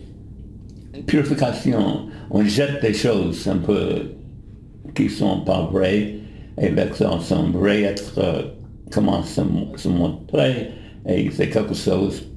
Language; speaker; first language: French; non-native, fluent; English